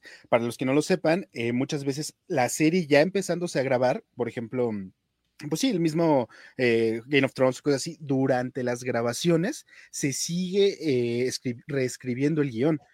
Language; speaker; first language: Spanish; native; Spanish